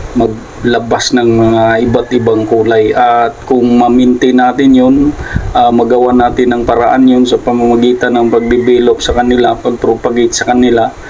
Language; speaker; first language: Filipino; non-native, local second language; Cebuano